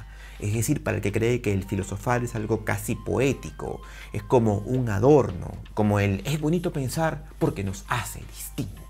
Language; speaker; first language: Spanish; native; Spanish